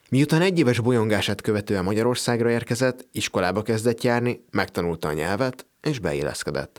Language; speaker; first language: Hungarian; native; Hungarian